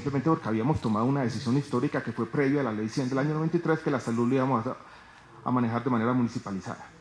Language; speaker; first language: Spanish; native; Spanish